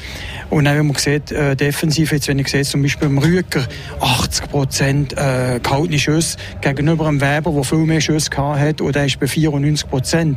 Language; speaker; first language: German; native; German